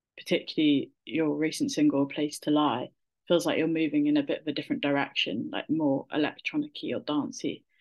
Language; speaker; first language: English; native; English